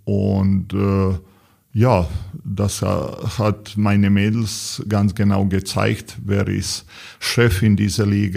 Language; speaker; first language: German; non-native, learner; Serbian